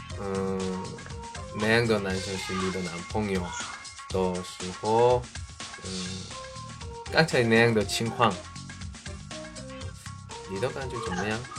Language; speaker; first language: Chinese; non-native, learner; Korean